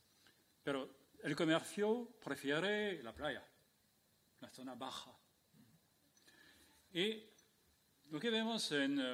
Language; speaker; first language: Spanish; non-native, fluent; French